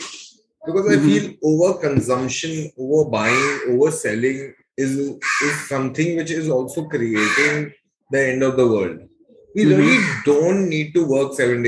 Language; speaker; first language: English; non-native, local second language; Hindi